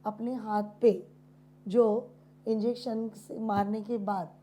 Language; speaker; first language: Hindi; non-native, local second language; Marathi